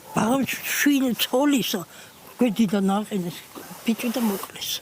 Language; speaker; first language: Georgian; native; Georgian